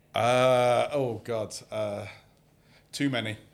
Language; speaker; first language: English; native; English